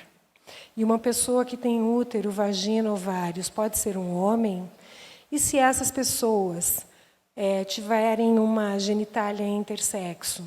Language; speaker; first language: Portuguese; native; Portuguese